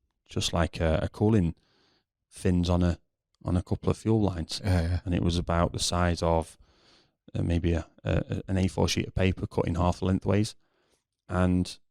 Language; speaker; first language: English; native; English